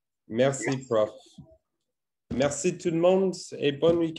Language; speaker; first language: French; non-native, fluent; English